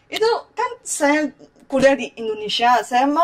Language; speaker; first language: Indonesian; non-native, fluent; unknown